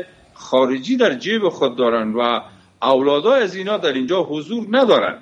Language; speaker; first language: Persian; native; Persian